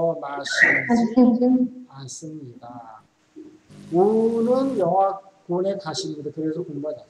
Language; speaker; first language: Korean; native; Korean